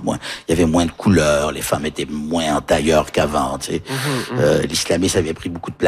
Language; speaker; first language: French; early bilingual, other home language; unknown